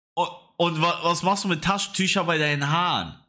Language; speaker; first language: German; native; German